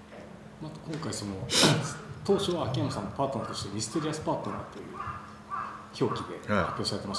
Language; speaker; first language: Japanese; native; Japanese